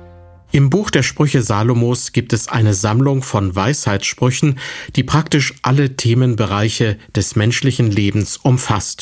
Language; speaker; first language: German; native; German